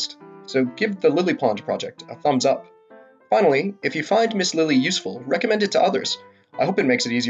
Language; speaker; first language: English; native; English